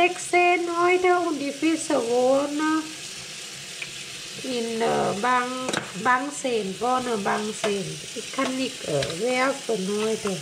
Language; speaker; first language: German; non-native, learner; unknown